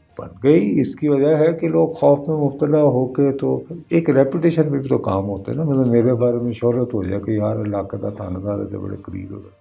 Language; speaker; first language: Urdu; non-native, local second language; Punjabi